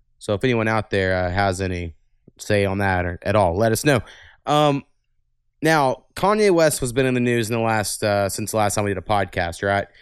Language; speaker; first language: English; native; English